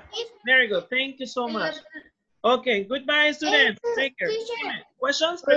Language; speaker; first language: English; non-native, learner; Spanish